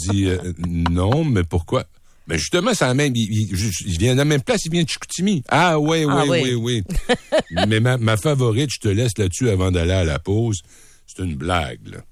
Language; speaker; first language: French; native; French